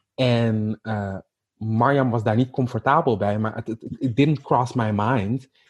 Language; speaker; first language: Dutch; native; Dutch